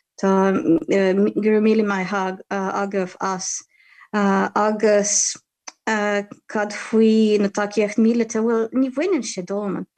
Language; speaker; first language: Irish; non-native, fluent; Ukrainian